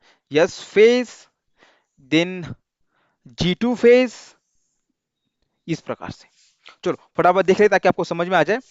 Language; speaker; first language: Hindi; non-native, local second language; Marathi